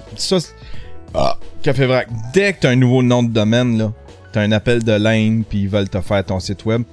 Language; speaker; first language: French; native; French